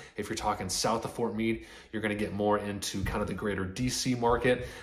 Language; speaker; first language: English; native; English